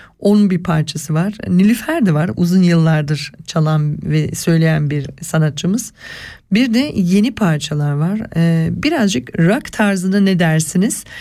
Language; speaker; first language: Turkish; early bilingual, heritage; Turkish